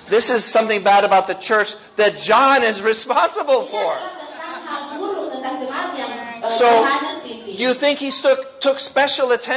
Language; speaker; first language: English; native; English